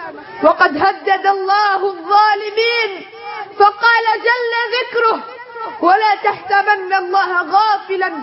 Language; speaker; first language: Arabic; native; Arabic